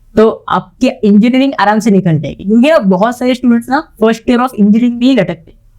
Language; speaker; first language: Hindi; non-native, local second language; Marathi